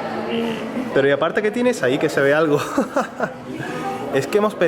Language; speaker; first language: Spanish; native; Spanish